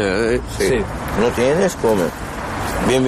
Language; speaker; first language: Spanish; non-native, learner; Arabic